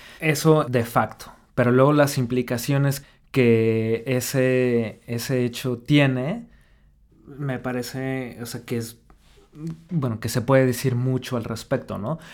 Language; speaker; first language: Spanish; native; Spanish